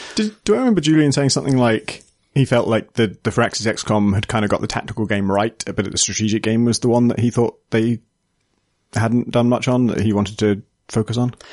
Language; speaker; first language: English; native; English